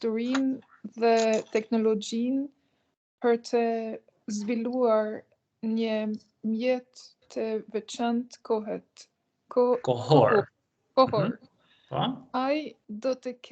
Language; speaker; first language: Albanian; non-native, learner; Norwegian